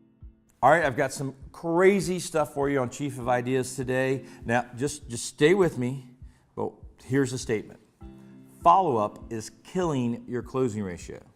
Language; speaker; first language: English; native; English